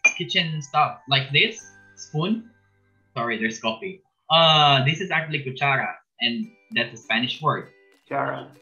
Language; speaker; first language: English; non-native, local second language; Filipino